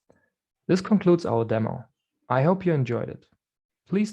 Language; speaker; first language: English; non-native, fluent; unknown